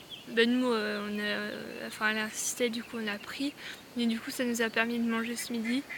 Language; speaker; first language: French; native; French